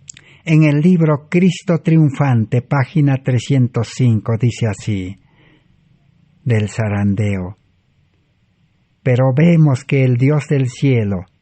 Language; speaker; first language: Spanish; native; Spanish